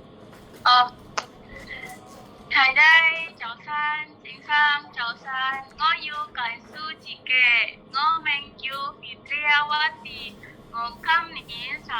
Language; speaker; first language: Cantonese; non-native, learner; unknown